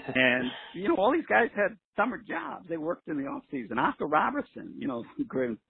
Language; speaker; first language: English; native; English